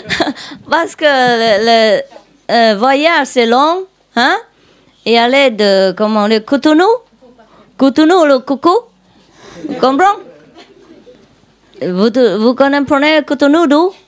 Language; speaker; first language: French; non-native, learner; Vietnamese